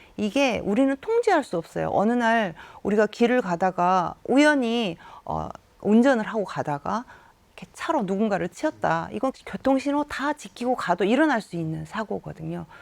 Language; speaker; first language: Korean; native; Korean